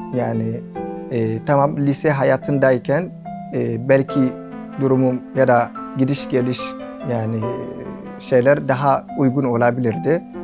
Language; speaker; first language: Turkish; non-native, fluent; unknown